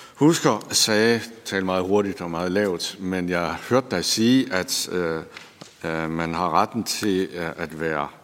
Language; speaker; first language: Danish; native; Danish